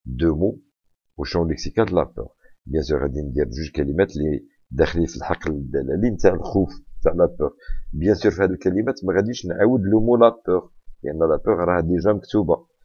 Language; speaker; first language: French; non-native, local second language; Arabic